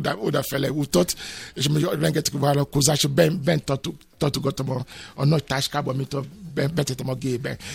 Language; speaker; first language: Hungarian; non-native, fluent; Yoruba